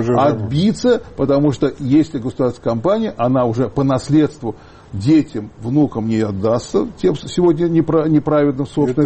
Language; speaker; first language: Russian; native; Russian